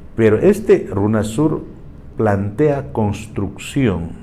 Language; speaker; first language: Spanish; native; Spanish